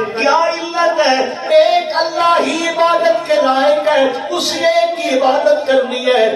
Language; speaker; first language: Urdu; non-native, local second language; Punjabi